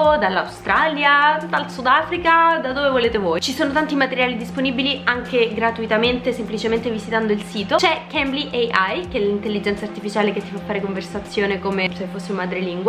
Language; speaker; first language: Italian; native; Italian